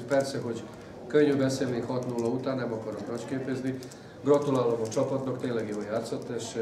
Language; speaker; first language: Hungarian; non-native, fluent; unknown